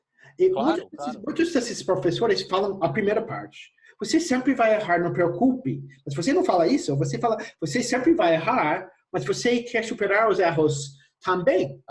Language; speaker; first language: Portuguese; non-native, fluent; English